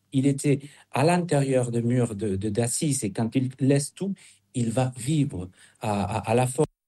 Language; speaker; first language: French; non-native, fluent; Spanish